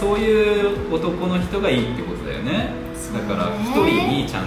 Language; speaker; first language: Japanese; native; Japanese